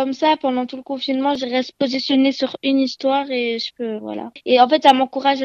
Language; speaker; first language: French; native; French